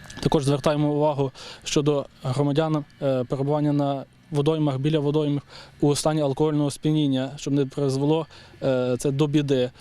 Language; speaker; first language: Ukrainian; native; Ukrainian